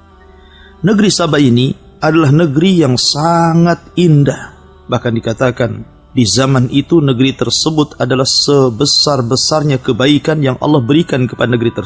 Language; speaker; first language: Indonesian; native; Indonesian